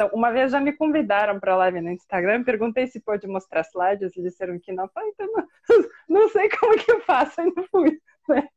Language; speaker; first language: Portuguese; non-native, fluent; Russian